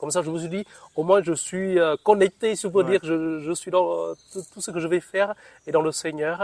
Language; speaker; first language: French; non-native, fluent; Vietnamese